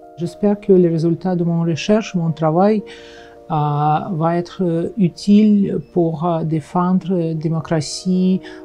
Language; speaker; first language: French; non-native, fluent; Russian